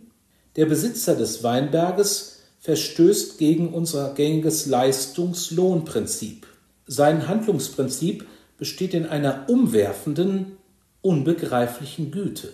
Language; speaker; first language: German; native; German